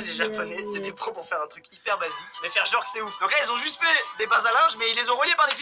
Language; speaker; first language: French; native; French